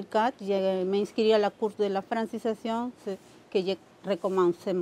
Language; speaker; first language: French; non-native, learner; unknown